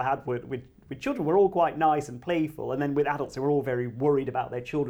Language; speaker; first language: English; native; English